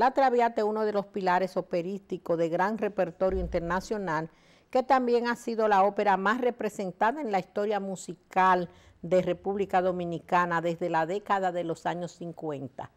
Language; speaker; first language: Spanish; native; Spanish